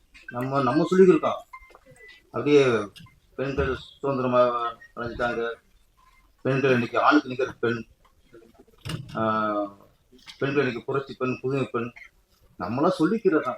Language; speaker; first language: Tamil; native; Tamil